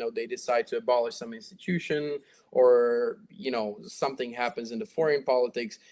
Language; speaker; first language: English; non-native, fluent; Slovak